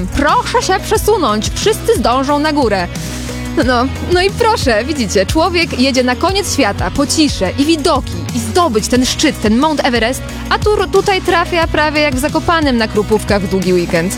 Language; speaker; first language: Polish; native; Polish